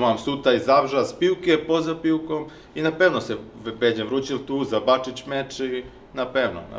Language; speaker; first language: Polish; non-native, learner; Serbian